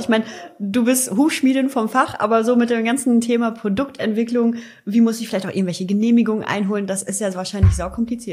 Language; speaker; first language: German; native; German